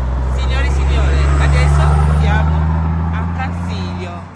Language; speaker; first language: Italian; non-native, learner; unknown